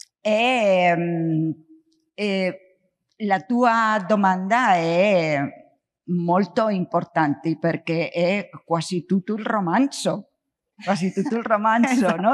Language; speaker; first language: Italian; non-native, learner; Spanish